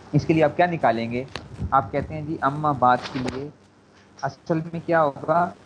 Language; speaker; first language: Urdu; native; Urdu